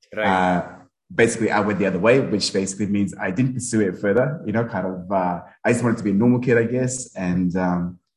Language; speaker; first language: English; early bilingual, other home language; Nepali